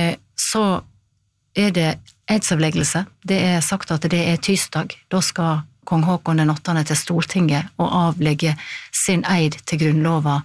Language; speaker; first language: Norwegian; native; Norwegian